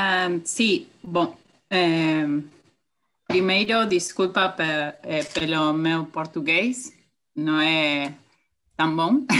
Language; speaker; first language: Portuguese; non-native, fluent; Spanish